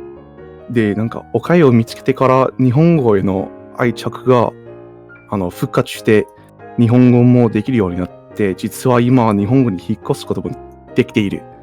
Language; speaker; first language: Japanese; non-native, fluent; English